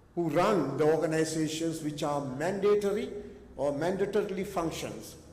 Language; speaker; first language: English; non-native, local second language; Sinhala